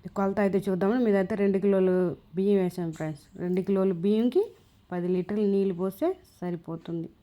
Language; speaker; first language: Telugu; non-native, local second language; Tamil